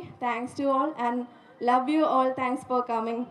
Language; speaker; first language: Telugu; non-native, local second language; Malayalam